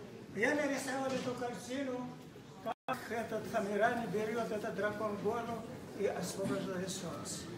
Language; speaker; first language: Russian; non-native, fluent; Georgian